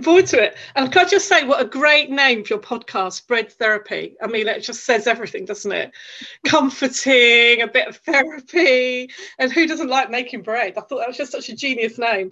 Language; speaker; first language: English; native; English